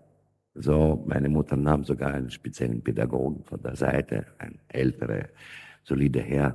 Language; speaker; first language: German; non-native, fluent; Russian